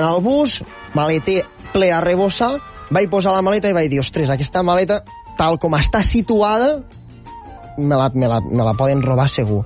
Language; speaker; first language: Catalan; native; Catalan